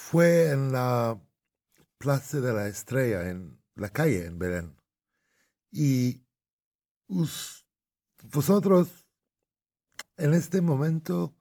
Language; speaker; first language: Spanish; non-native, fluent; Arabic